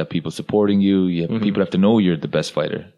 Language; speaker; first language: English; non-native, local second language; Irish